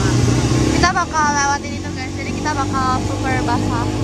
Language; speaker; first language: Indonesian; native; Indonesian